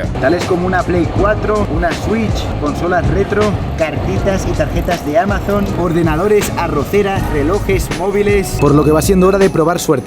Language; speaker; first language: Spanish; native; Spanish